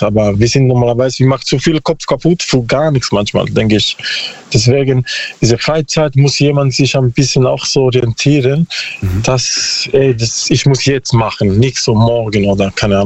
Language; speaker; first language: German; non-native, learner; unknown